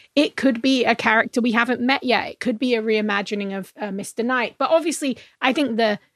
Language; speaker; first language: English; native; English